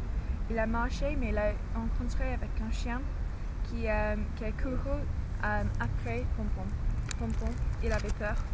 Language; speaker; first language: French; non-native, learner; English